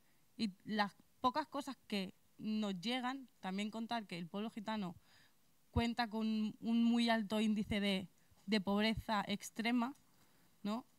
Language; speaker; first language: Spanish; native; Spanish